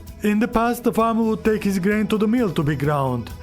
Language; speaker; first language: English; non-native, fluent; Turkish